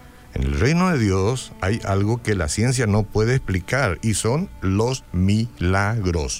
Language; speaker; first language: Spanish; native; Spanish